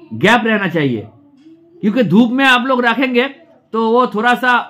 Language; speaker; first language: Hindi; non-native, local second language; Bangla